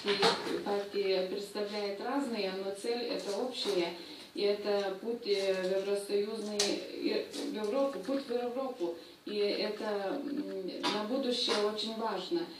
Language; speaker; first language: Russian; non-native, fluent; Lithuanian